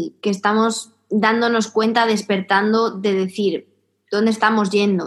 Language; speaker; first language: Spanish; native; Spanish